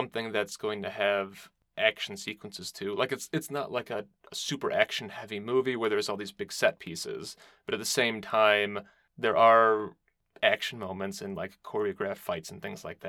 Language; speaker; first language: English; native; English